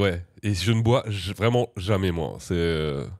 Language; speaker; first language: French; native; French